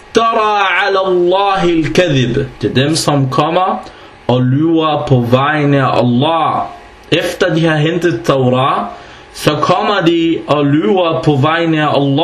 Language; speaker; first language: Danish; non-native, fluent; Arabic